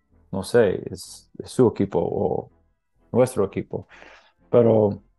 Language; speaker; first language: Spanish; non-native, learner; English